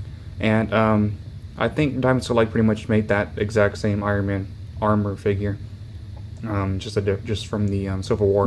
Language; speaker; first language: English; native; English